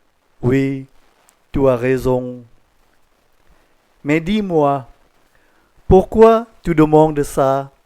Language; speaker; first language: French; non-native, fluent; Indonesian